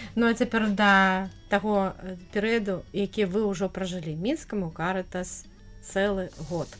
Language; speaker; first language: Belarusian; native; Belarusian